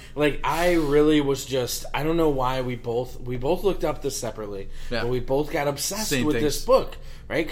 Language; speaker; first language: English; native; English